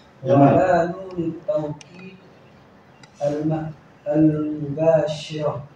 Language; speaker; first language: Arabic; non-native, learner; Indonesian